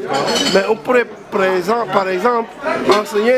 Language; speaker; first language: French; non-native, local second language; Wolof